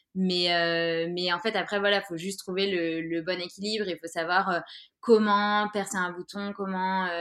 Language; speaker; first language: French; native; French